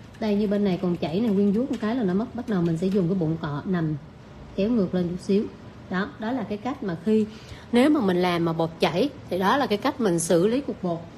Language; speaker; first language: Vietnamese; native; Vietnamese